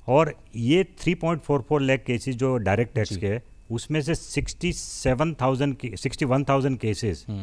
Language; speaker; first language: Hindi; non-native, local second language; Gujarati